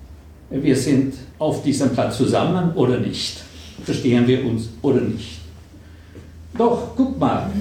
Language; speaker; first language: German; non-native, fluent; Swedish